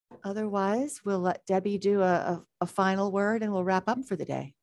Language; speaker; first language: English; native; English